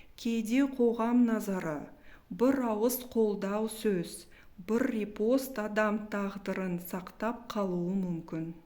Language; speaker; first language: Kazakh; non-native, local second language; Russian